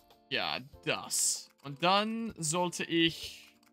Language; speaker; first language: German; non-native, learner; English